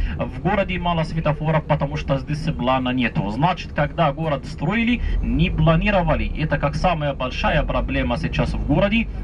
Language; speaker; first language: Russian; non-native, fluent; Arabic